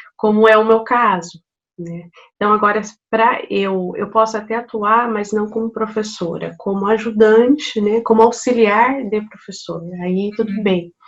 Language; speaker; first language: Portuguese; native; Portuguese